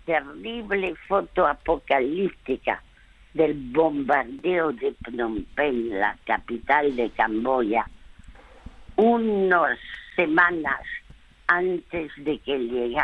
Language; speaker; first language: Spanish; early bilingual, other home language; French